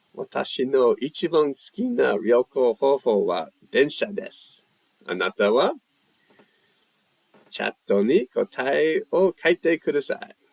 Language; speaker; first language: Japanese; non-native, learner; English